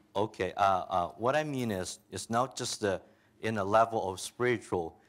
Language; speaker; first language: English; non-native, fluent; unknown